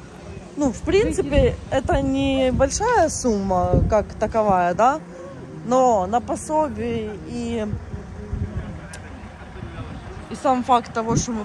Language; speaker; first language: Russian; non-native, local second language; Ukrainian